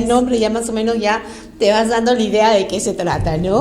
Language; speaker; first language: Spanish; native; Spanish